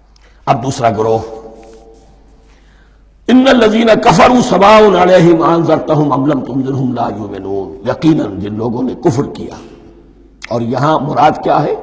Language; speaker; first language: Urdu; native; Urdu